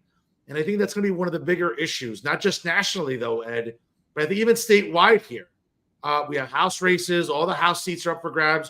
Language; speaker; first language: English; native; English